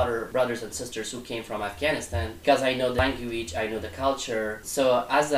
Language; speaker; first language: English; non-native, fluent; Persian